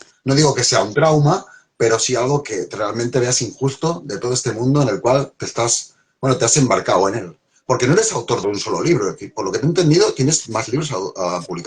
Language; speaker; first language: Spanish; native; Spanish